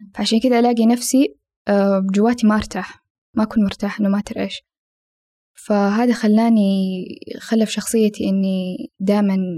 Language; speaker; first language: Arabic; native; Arabic